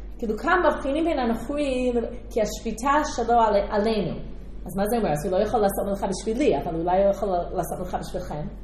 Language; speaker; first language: Hebrew; non-native, fluent; English